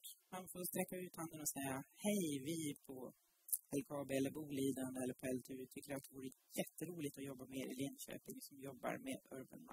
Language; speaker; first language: Swedish; native; Swedish